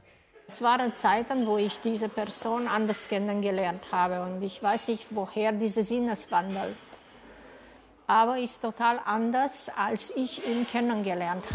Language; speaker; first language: German; non-native, fluent; Romanian